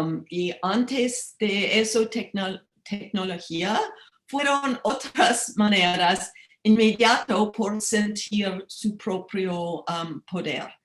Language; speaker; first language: Spanish; non-native, learner; English